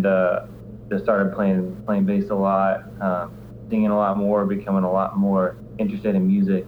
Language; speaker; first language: English; native; English